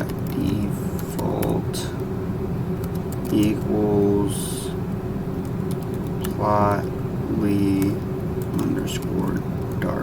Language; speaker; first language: English; native; English